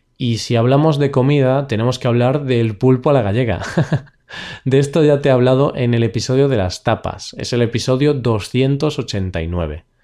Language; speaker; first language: Spanish; native; Spanish